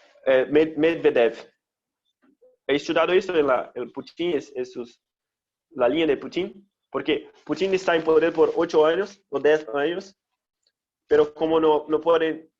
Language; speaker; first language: Spanish; non-native, fluent; Portuguese